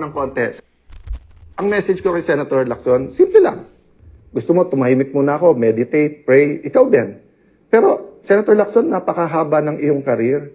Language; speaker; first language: Filipino; native; Filipino